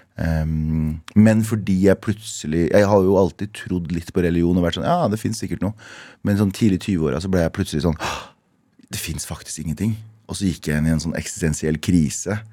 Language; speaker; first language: Norwegian; early bilingual, other home language; Kurdish